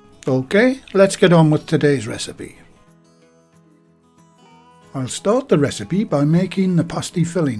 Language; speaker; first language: English; native; English